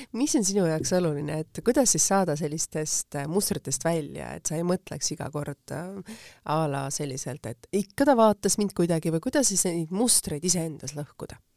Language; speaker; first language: Estonian; native; Estonian